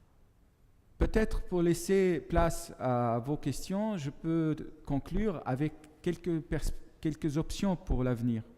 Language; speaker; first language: French; non-native, fluent; Arabic